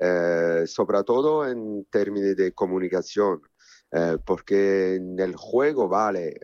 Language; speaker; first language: Spanish; non-native, fluent; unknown